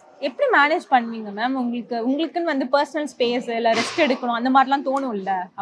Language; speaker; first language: Tamil; native; Tamil